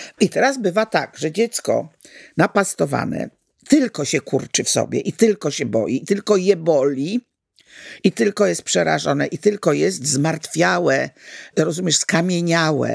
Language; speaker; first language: Polish; native; Polish